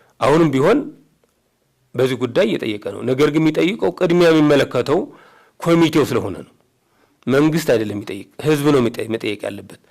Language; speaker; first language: Amharic; native; Amharic